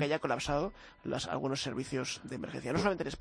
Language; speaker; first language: Spanish; native; Spanish